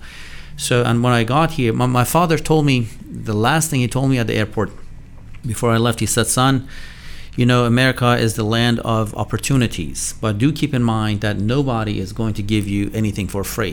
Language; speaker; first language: English; non-native, fluent; Persian